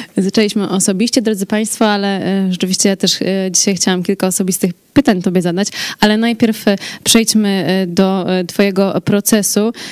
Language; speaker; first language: Polish; native; Polish